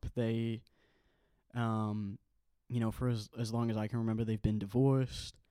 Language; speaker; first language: English; native; English